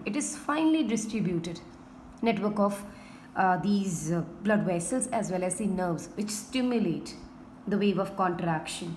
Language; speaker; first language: English; non-native, local second language; Hindi